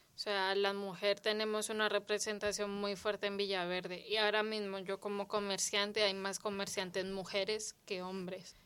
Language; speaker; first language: Spanish; native; Spanish